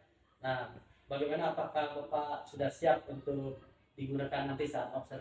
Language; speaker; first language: Indonesian; native; Indonesian